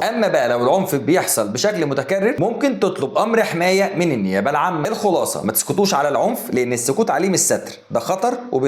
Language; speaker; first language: Arabic; native; Arabic